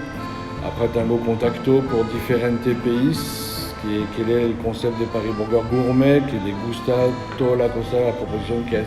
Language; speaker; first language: Spanish; non-native, learner; French